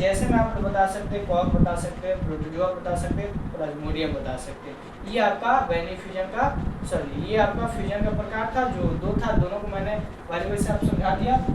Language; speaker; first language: Hindi; native; Hindi